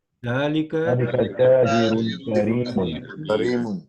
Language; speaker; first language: Arabic; non-native, learner; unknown